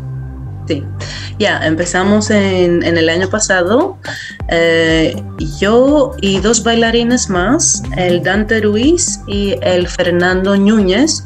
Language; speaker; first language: Spanish; non-native, fluent; Greek